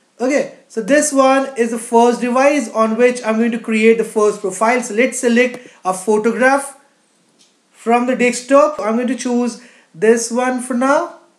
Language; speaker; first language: English; non-native, local second language; Hindi